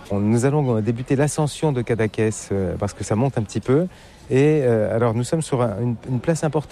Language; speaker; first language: French; native; French